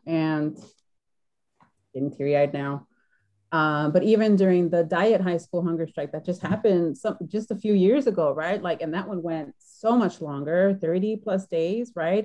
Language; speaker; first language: English; early bilingual, other home language; Spanish